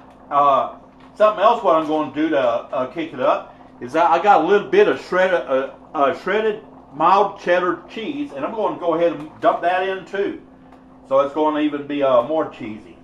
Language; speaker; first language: English; native; English